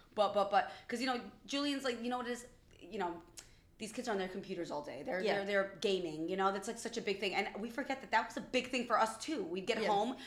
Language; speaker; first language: English; early bilingual, other home language; Albanian